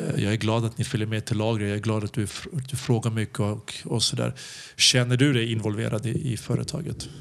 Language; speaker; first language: Swedish; early bilingual, other home language; Serbian